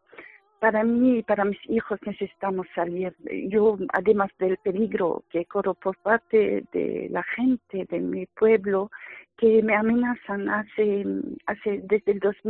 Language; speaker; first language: Spanish; non-native, fluent; Arabic